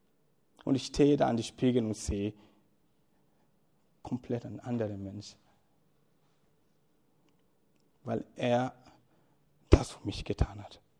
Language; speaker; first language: German; non-native, fluent; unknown